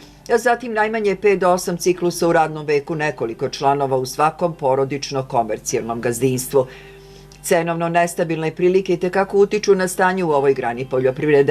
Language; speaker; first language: Serbian; native; Serbian